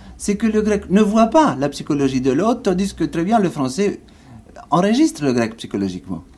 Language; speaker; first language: French; non-native, fluent; Greek